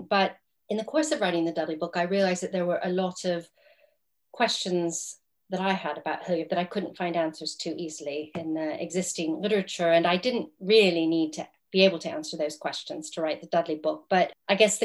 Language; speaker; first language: English; native; English